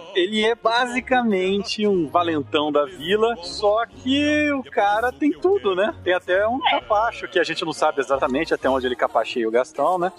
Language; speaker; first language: Portuguese; native; Portuguese